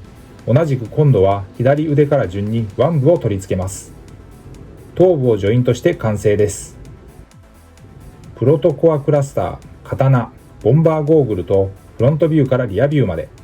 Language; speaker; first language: Japanese; native; Japanese